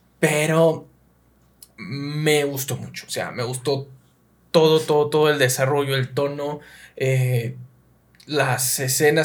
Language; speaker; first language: Spanish; native; Spanish